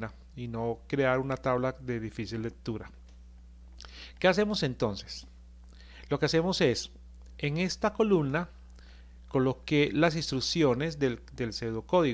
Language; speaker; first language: Spanish; native; Spanish